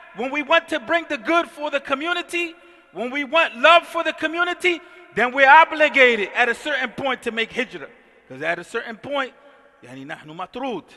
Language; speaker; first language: English; native; English